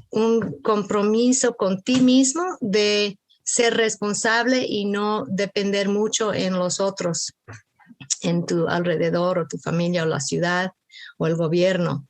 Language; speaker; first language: Spanish; early bilingual, heritage; Spanish